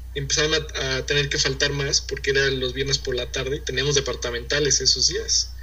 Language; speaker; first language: Spanish; early bilingual, heritage; Spanish